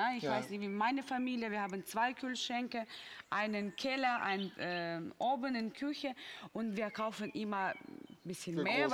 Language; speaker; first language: German; non-native, fluent; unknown